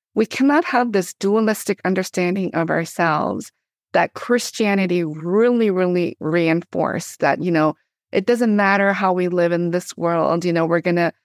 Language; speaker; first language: English; native; English